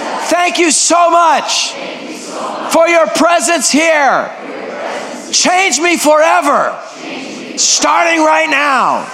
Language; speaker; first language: English; non-native, fluent; Greek